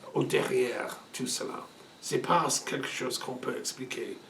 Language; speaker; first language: French; non-native, fluent; English